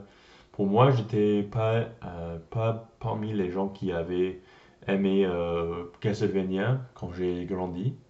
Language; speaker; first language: French; non-native, learner; English